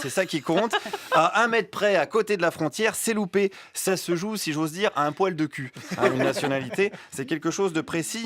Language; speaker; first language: French; native; French